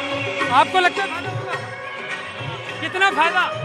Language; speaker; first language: Hindi; native; Hindi